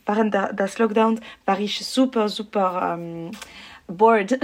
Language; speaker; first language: German; non-native, learner; French